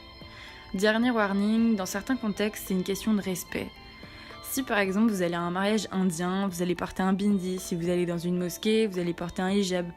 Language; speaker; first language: French; native; French